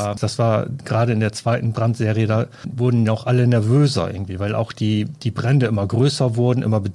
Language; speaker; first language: German; native; German